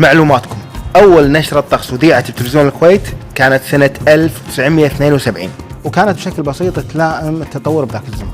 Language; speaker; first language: Arabic; native; Arabic